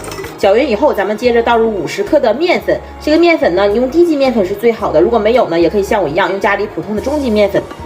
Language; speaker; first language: Chinese; native; Chinese